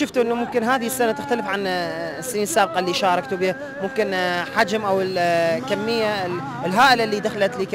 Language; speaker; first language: Arabic; native; Arabic